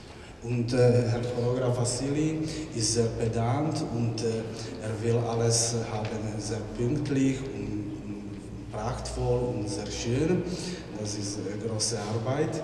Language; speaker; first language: German; non-native, learner; Czech